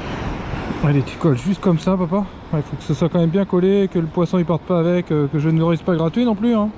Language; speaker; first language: French; native; French